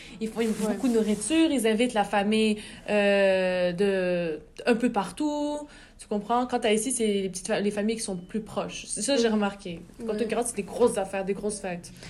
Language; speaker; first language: French; native; French